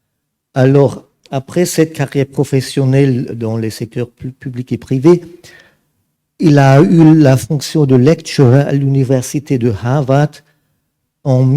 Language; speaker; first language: French; non-native, fluent; German